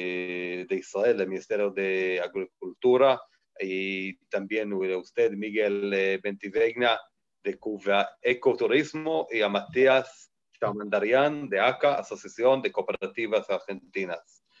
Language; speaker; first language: Spanish; non-native, learner; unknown